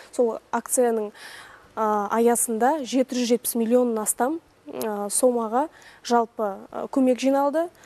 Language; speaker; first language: Kazakh; non-native, local second language; Russian